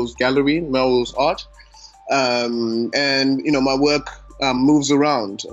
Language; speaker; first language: English; non-native, local second language; Xhosa